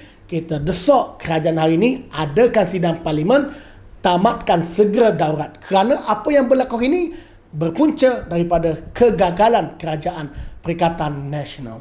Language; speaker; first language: Malay; native; Malay